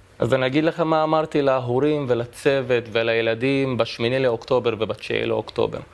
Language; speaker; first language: Hebrew; non-native, local second language; Arabic